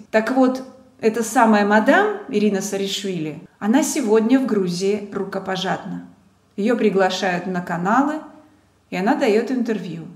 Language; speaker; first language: Russian; non-native, local second language; Georgian